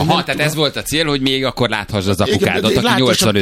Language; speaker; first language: Hungarian; native; Hungarian